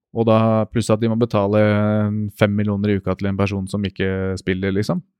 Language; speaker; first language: Norwegian; native; Norwegian